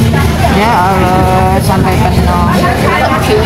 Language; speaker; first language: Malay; non-native, local second language; Javanese